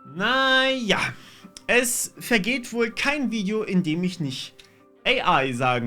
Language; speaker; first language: German; native; German